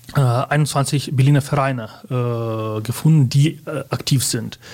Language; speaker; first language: German; early bilingual, other home language; Russian